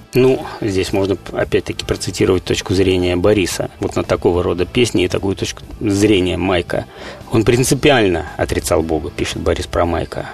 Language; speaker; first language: Russian; native; Russian